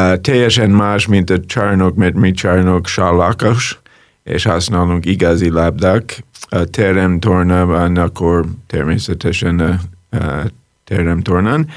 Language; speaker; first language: Hungarian; non-native, learner; English